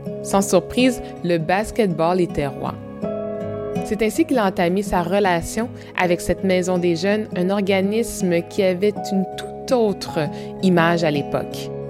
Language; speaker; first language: French; native; French